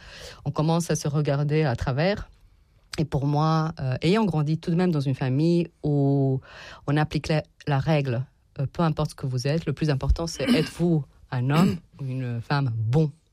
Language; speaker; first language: French; non-native, fluent; Serbian